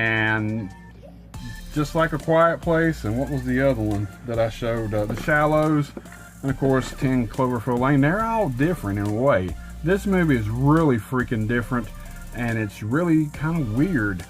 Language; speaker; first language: English; native; English